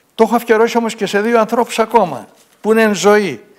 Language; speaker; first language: Greek; native; Greek